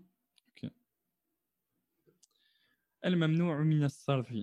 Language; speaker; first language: Arabic; non-native, fluent; French